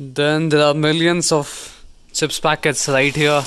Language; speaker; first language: English; non-native, local second language; Hindi